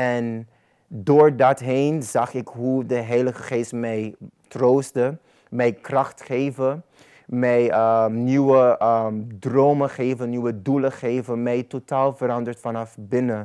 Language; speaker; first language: Dutch; non-native, local second language; Papiamento